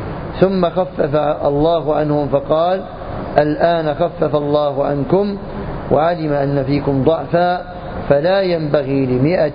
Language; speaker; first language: Arabic; native; Arabic